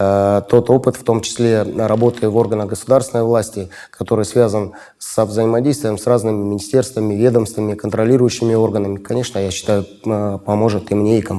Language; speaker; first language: Russian; native; Russian